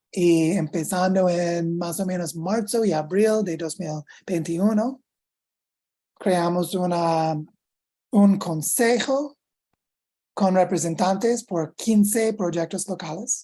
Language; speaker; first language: Spanish; non-native, fluent; English